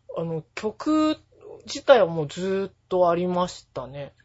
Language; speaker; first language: Japanese; native; Japanese